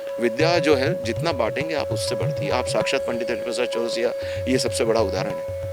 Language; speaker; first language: Hindi; native; Hindi